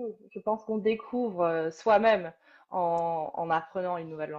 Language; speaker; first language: French; native; French